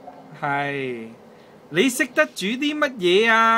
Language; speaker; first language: Cantonese; native; Cantonese